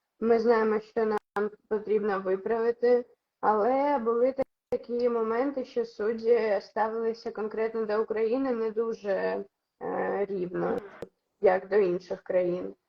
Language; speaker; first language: Ukrainian; non-native, local second language; Russian